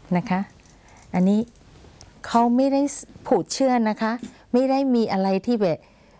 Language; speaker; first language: Thai; non-native, fluent; Burmese